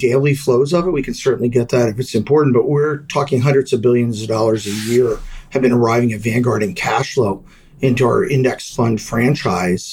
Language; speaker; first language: English; native; English